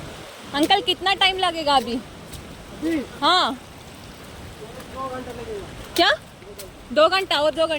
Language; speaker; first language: Hindi; non-native, local second language; Kannada